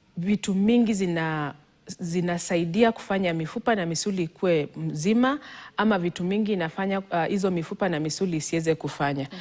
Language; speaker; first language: Swahili; non-native, local second language; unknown